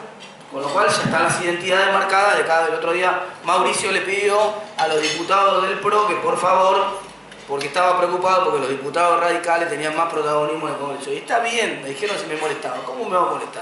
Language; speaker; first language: Spanish; native; Spanish